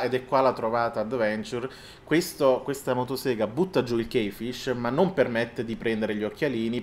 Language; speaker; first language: Italian; native; Italian